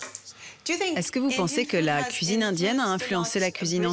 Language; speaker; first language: French; native; French